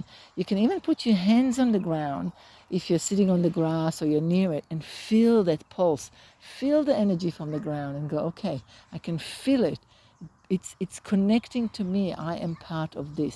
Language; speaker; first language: English; native; English